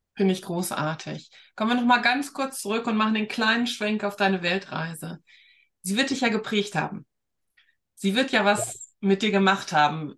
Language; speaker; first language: German; native; German